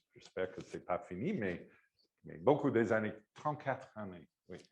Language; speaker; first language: French; non-native, learner; English